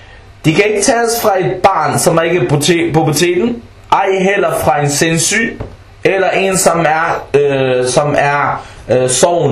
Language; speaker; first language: Danish; early bilingual, other home language; Arabic